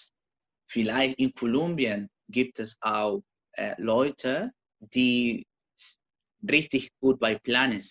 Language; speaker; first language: German; non-native, learner; Spanish